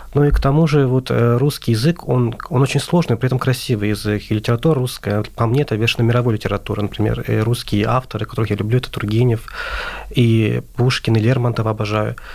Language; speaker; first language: Russian; non-native, local second language; Azerbaijani